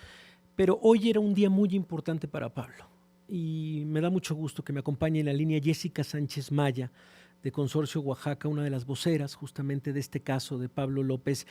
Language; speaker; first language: Spanish; native; Spanish